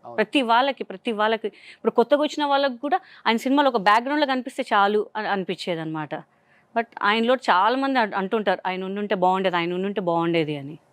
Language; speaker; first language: Telugu; non-native, local second language; Hindi